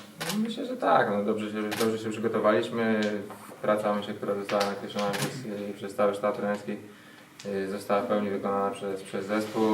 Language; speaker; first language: Polish; native; Polish